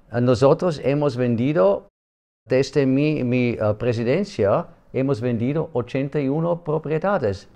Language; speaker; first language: Spanish; non-native, learner; German